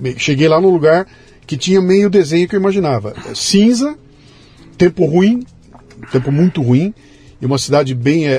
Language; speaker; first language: Portuguese; native; Portuguese